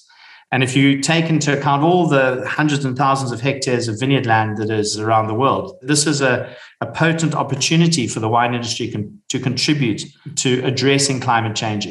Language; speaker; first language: English; native; English